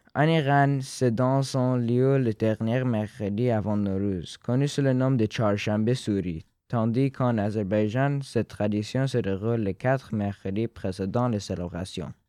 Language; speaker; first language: French; non-native, fluent; Persian